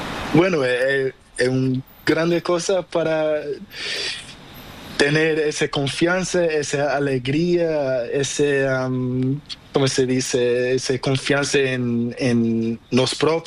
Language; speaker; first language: Spanish; non-native, learner; Portuguese